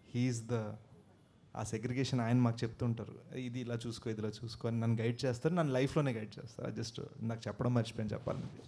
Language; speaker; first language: Telugu; early bilingual, heritage; Telugu